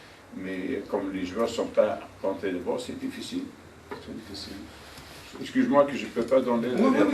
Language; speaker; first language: French; non-native, fluent; Dutch